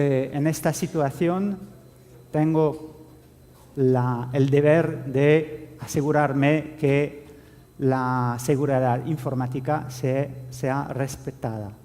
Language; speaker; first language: Spanish; non-native, fluent; French